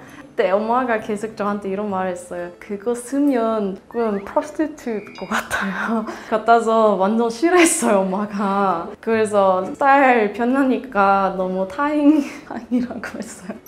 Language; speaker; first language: Korean; non-native, learner; Swedish